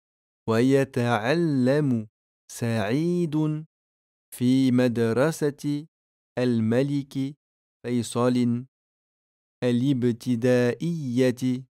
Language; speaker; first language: Arabic; non-native, fluent; French